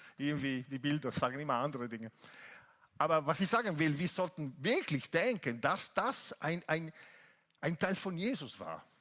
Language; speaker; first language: German; non-native, fluent; Italian